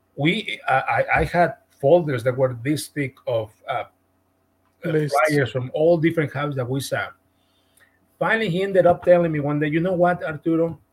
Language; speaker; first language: English; non-native, fluent; Spanish